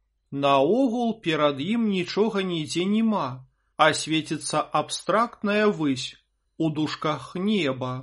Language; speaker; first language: Belarusian; native; Belarusian